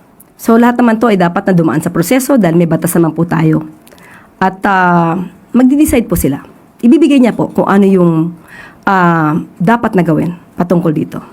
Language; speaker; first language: Filipino; native; Filipino